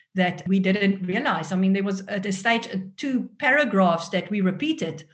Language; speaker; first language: English; non-native, local second language; Afrikaans